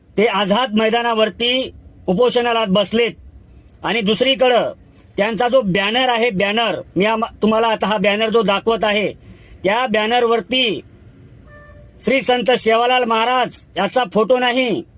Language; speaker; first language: Marathi; non-native, local second language; Lambadi